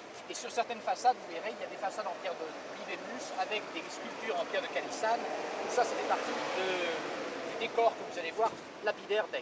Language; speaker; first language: French; native; French